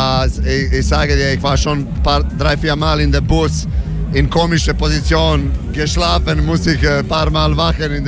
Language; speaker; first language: German; non-native, learner; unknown